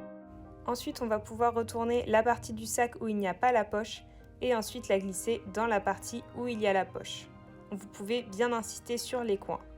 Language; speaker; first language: French; native; French